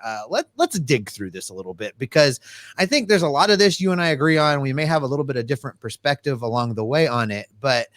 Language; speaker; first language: English; native; English